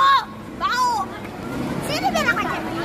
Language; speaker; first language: Indonesian; native; Indonesian